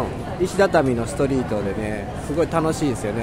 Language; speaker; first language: Japanese; native; Japanese